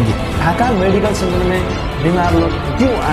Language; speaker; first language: Hindi; non-native, learner; Nepali